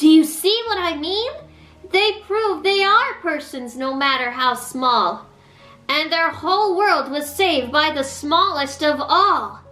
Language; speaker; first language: English; native; English